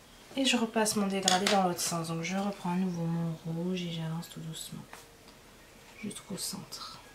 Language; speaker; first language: French; native; French